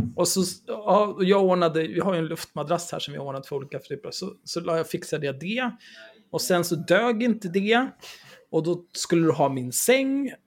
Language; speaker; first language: Swedish; native; Swedish